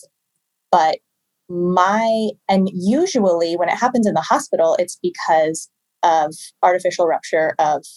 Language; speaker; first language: English; native; English